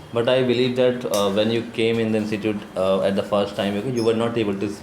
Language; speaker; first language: English; non-native, local second language; Hindi